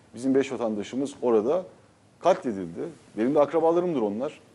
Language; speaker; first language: Turkish; native; Turkish